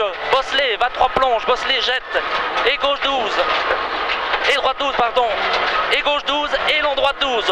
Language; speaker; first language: French; native; French